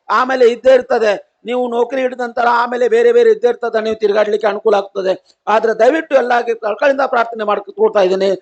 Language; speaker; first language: Kannada; non-native, local second language; Marathi